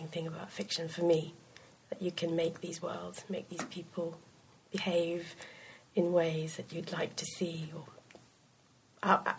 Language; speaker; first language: English; non-native, local second language; Sinhala